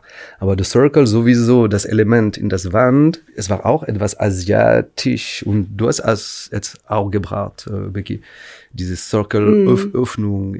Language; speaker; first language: German; non-native, fluent; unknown